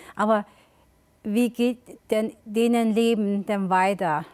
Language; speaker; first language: German; early bilingual, other home language; Turkish